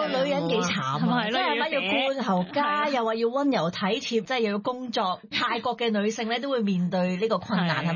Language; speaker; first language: Cantonese; native; Cantonese